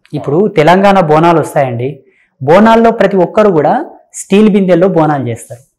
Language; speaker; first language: Telugu; native; Telugu